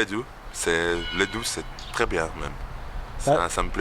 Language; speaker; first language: French; non-native, fluent; Bosnian